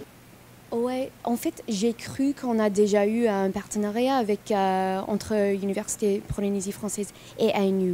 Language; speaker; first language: French; non-native, fluent; English